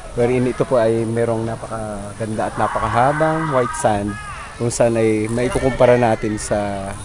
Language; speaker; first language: Filipino; native; Filipino